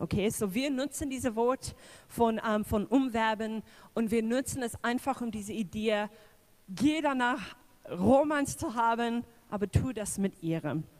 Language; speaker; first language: German; non-native, fluent; English